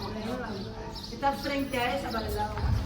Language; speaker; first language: Spanish; native; Spanish